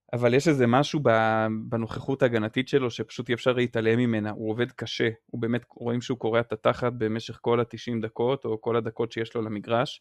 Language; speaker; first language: Hebrew; native; Hebrew